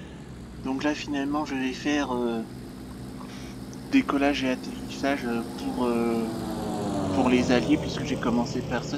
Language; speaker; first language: French; native; French